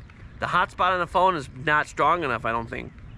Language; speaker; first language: English; native; English